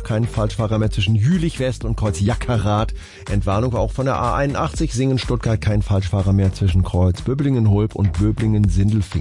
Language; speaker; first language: German; native; German